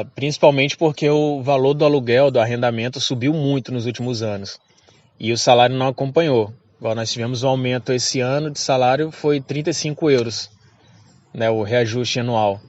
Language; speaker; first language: Portuguese; native; Portuguese